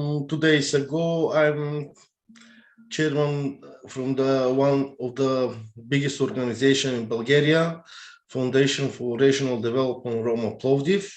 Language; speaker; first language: English; non-native, learner; Bulgarian